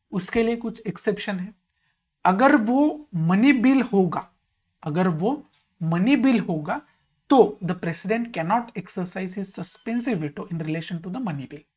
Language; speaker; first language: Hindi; non-native, local second language; Marathi